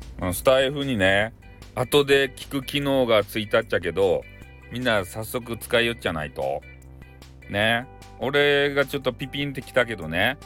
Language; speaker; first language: Japanese; native; Japanese